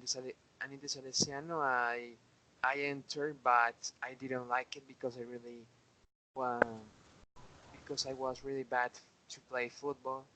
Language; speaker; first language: English; non-native, learner; Spanish